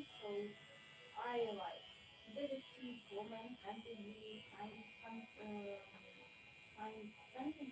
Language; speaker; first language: English; non-native, learner; Ukrainian